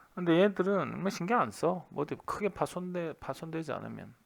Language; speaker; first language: Korean; native; Korean